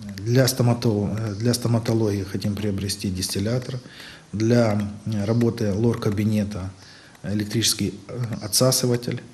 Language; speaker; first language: Russian; native; Russian